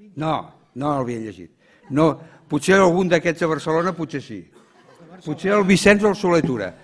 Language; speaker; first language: Catalan; native; Catalan